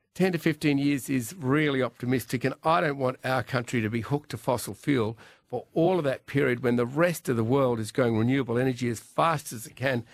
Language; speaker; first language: English; native; English